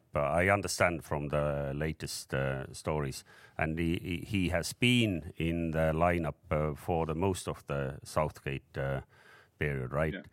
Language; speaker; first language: English; non-native, fluent; Estonian